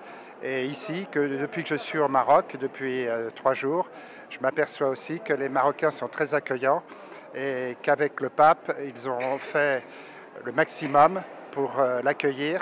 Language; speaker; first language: French; native; French